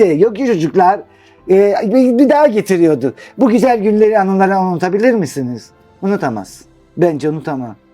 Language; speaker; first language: Turkish; non-native, local second language; Greek